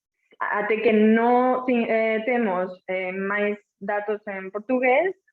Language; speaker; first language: Portuguese; non-native, fluent; Catalan